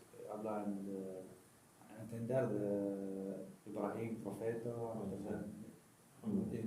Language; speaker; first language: Spanish; non-native, learner; Arabic